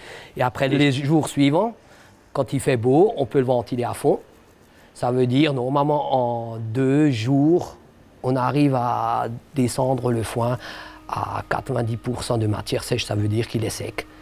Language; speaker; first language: French; native; French